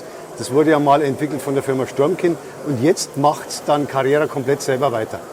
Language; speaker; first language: German; native; German